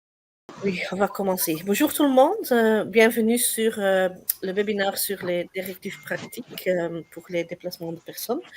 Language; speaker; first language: French; non-native, learner; Dutch